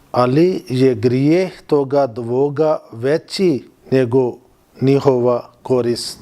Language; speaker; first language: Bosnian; non-native, learner; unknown